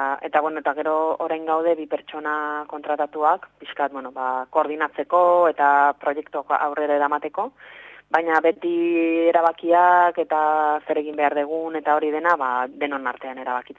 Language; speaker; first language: Basque; non-native, local second language; Spanish